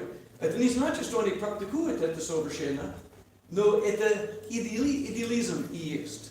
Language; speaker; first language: Russian; non-native, learner; English